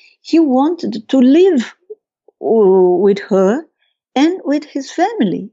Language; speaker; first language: English; non-native, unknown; Portuguese